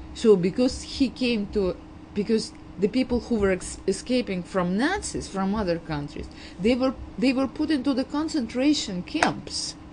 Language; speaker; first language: English; non-native, fluent; Uzbek